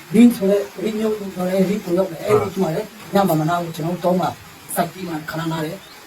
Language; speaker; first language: Burmese; non-native, local second language; Tedim Chin